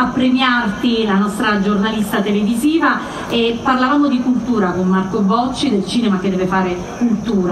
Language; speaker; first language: Italian; native; Italian